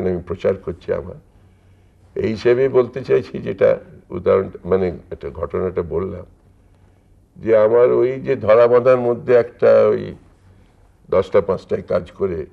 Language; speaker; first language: Bangla; native; Bangla